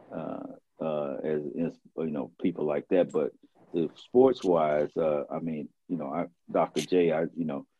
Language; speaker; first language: English; native; English